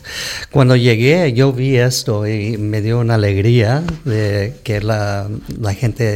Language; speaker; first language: Spanish; early bilingual, heritage; Spanish